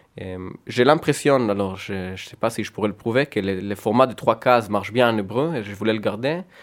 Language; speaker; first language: French; non-native, fluent; Hebrew